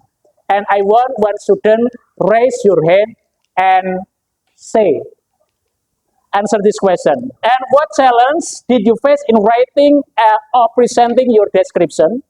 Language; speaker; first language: English; non-native, fluent; Indonesian